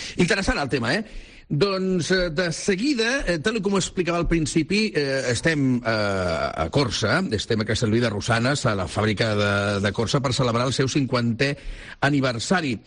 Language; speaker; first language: Catalan; non-native, local second language; Spanish